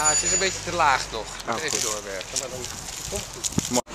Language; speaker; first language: Dutch; native; Dutch